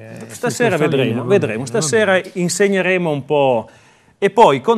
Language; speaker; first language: Italian; native; Italian